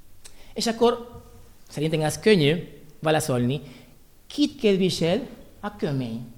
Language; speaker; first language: Hungarian; non-native, learner; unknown